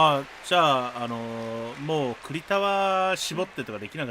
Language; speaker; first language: Japanese; native; Japanese